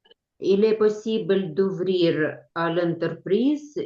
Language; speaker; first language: French; non-native, learner; Ukrainian